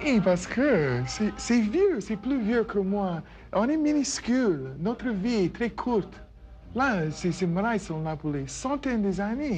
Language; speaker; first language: French; non-native, fluent; English